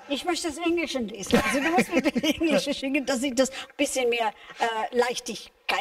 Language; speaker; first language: German; non-native, fluent; English